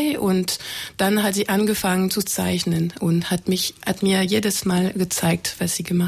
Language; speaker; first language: German; non-native, fluent; French